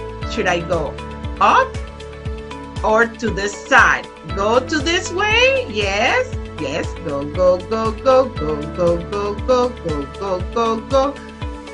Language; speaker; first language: English; non-native, fluent; Spanish